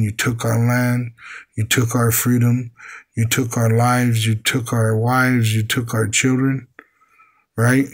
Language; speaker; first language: English; native; English